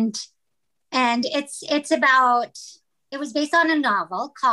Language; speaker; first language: English; non-native, local second language; Filipino